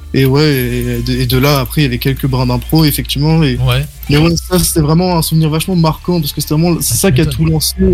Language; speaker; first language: French; native; French